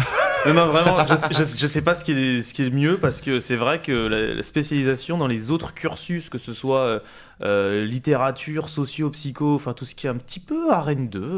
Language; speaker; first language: French; native; French